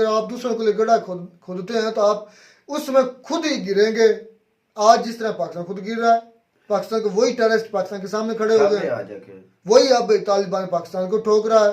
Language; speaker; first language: Urdu; non-native, local second language; Kashmiri